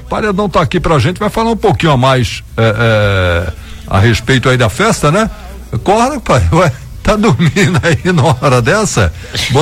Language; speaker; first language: Portuguese; native; Portuguese